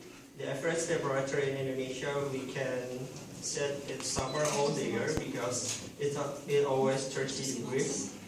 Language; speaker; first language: English; non-native, learner; Indonesian